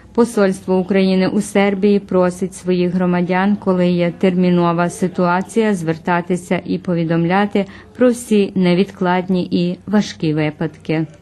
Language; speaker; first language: Ukrainian; early bilingual, heritage; Ukrainian